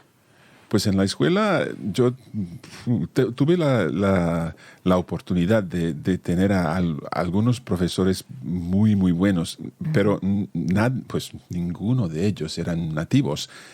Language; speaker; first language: Spanish; non-native, fluent; English